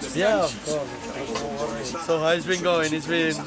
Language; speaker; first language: English; non-native, fluent; Spanish